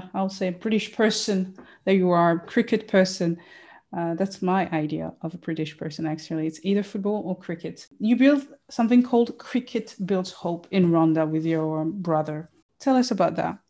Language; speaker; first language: English; non-native, fluent; Rundi